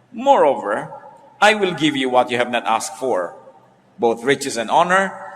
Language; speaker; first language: English; non-native, local second language; Filipino